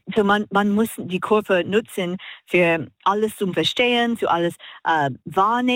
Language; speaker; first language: German; non-native, learner; English